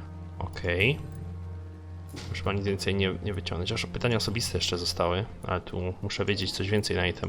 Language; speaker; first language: Polish; native; Polish